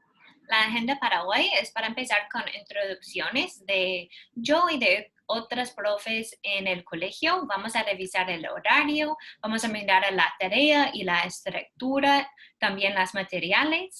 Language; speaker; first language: Spanish; non-native, learner; English